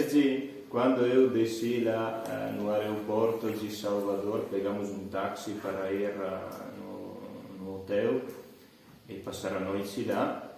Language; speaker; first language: Portuguese; non-native, fluent; Italian